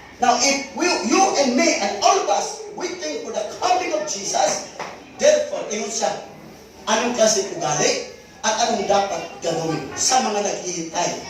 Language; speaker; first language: Filipino; non-native, local second language; Cebuano